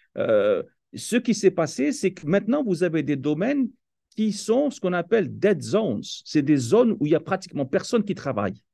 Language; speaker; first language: French; non-native, local second language; Kabyle